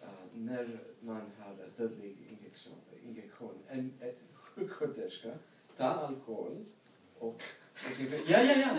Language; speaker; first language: Swedish; non-native, learner; English